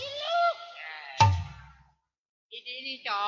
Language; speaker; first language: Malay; non-native, local second language; Sundanese